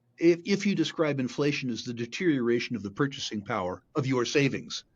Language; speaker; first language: English; native; English